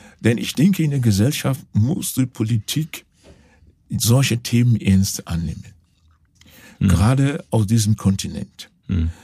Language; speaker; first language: German; non-native, fluent; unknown